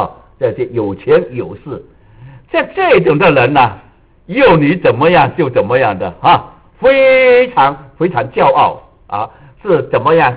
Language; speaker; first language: Chinese; native; Chinese